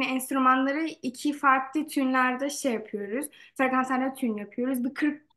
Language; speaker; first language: Turkish; native; Turkish